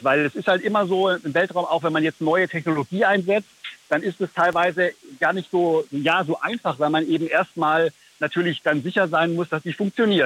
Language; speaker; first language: German; native; German